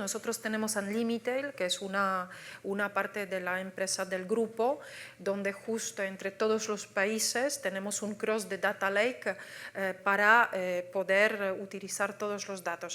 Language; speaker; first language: Spanish; non-native, fluent; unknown